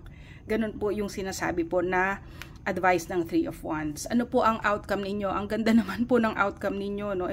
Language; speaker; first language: Filipino; native; Filipino